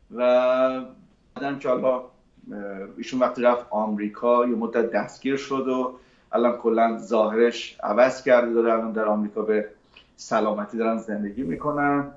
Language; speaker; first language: Persian; native; Persian